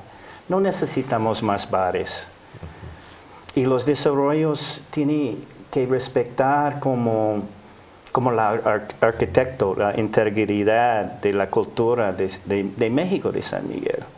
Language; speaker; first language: Spanish; non-native, fluent; English